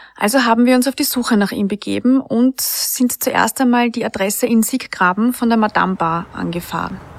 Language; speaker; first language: German; native; German